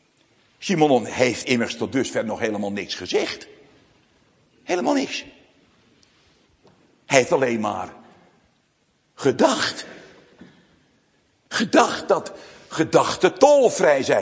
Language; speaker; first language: Dutch; native; Dutch